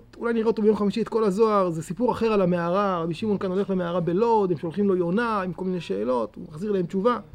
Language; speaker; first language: Hebrew; native; Hebrew